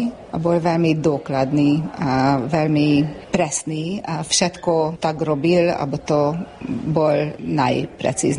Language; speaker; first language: Slovak; non-native, local second language; Hungarian